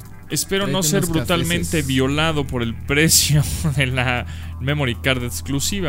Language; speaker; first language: Spanish; native; Spanish